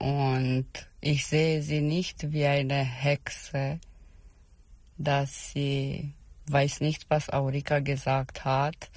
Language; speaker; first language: German; non-native, learner; Romanian